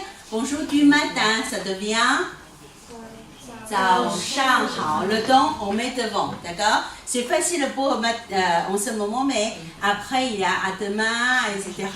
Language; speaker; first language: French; non-native, fluent; Chinese